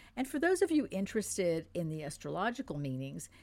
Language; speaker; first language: English; non-native, fluent; French